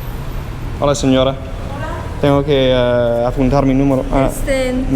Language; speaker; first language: Spanish; non-native, learner; English